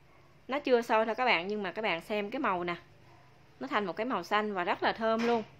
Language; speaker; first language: Vietnamese; native; Vietnamese